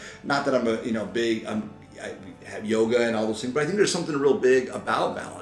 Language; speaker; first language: English; native; English